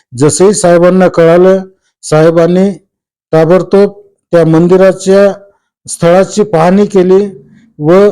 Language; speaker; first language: Marathi; native; Marathi